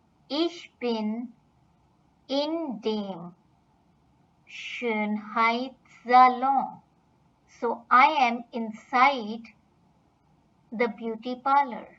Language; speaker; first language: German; non-native, fluent; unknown